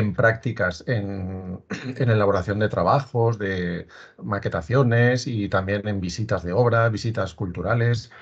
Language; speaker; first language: Spanish; native; Spanish